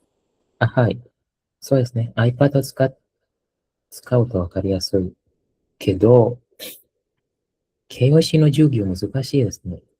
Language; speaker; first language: Japanese; non-native, fluent; Indonesian